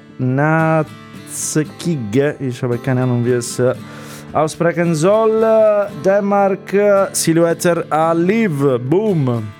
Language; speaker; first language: German; non-native, learner; Italian